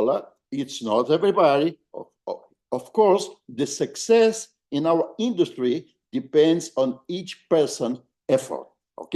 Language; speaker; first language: English; non-native, fluent; Portuguese